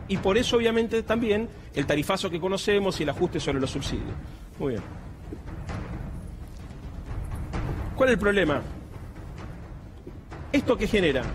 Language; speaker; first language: Spanish; native; Spanish